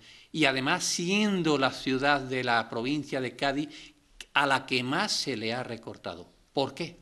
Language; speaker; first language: Spanish; native; Spanish